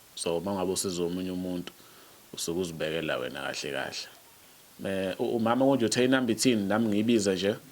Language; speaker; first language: Zulu; native; Zulu